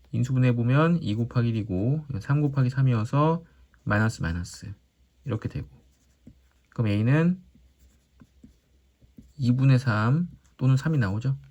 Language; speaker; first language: Korean; native; Korean